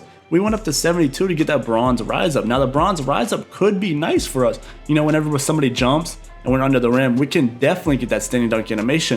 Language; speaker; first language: English; native; English